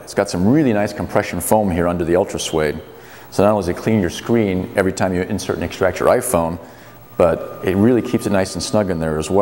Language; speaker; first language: English; native; English